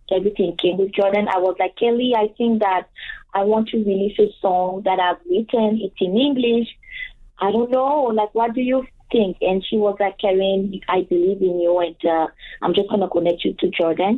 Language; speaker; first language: English; non-native, fluent; French